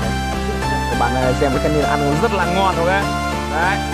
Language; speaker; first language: Vietnamese; native; Vietnamese